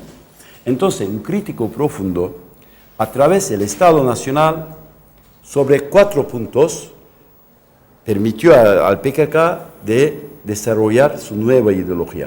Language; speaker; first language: Spanish; non-native, local second language; Kurdish